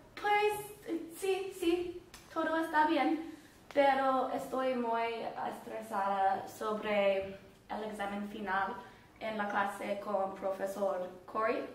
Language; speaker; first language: Spanish; non-native, learner; English